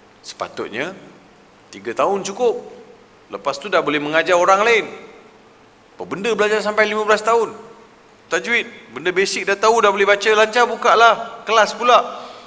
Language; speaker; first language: Malay; non-native, local second language; Tamil